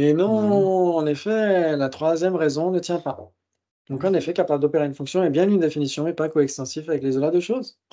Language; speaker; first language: French; native; French